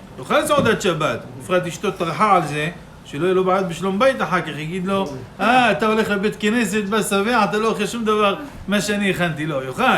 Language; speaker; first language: Hebrew; native; Hebrew